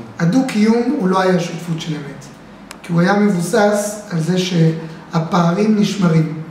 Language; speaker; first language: Hebrew; native; Hebrew